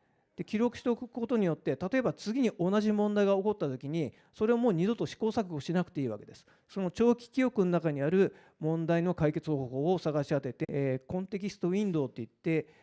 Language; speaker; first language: Japanese; native; Japanese